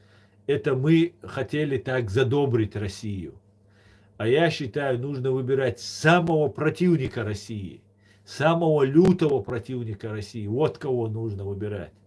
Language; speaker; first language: Russian; non-native, local second language; Chechen